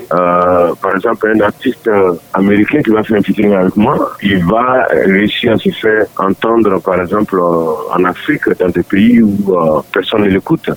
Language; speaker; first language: French; non-native, local second language; Dyula